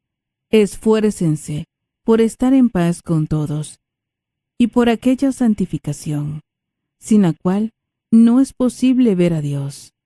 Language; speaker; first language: Spanish; native; Spanish